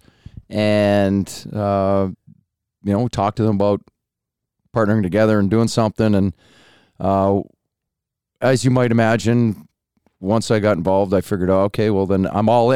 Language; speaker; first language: English; native; English